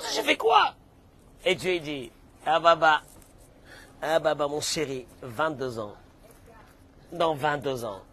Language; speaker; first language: French; native; French